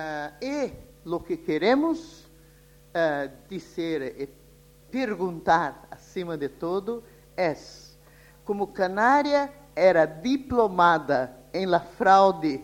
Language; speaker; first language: Spanish; non-native, fluent; Portuguese